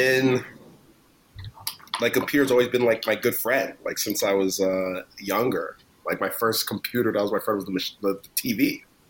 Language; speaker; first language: English; native; English